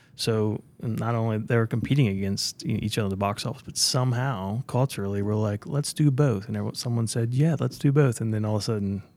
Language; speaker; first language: English; native; English